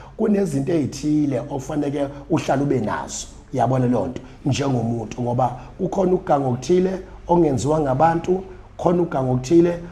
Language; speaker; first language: Zulu; native; Zulu